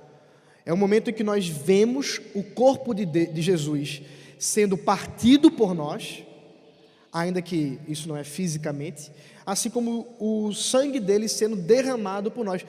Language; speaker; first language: Portuguese; native; Portuguese